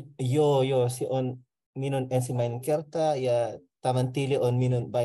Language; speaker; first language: Finnish; non-native, learner; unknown